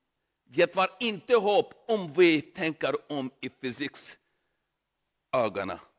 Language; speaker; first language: Swedish; non-native, learner; Urdu